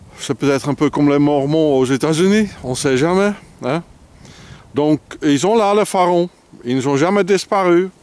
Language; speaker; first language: French; non-native, fluent; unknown